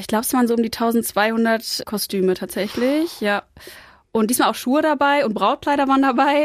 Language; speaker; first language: German; native; German